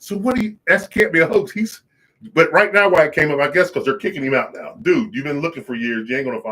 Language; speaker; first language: English; native; English